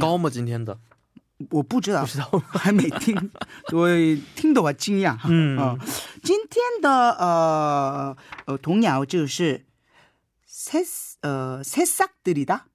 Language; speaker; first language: Chinese; non-native, learner; Korean